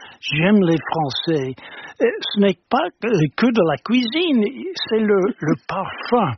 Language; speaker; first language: French; non-native, fluent; English